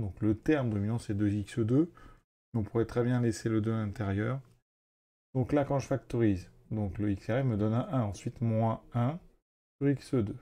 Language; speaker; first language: French; native; French